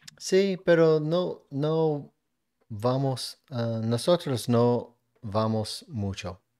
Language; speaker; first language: Spanish; non-native, learner; English